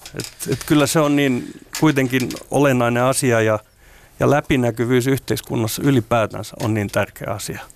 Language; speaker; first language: Finnish; non-native, local second language; Swedish